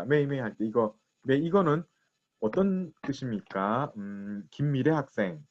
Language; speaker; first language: Korean; native; Korean